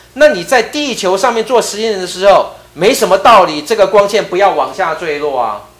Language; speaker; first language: Chinese; native; Chinese